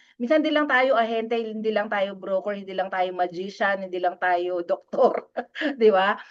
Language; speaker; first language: Filipino; non-native, local second language; Pampanga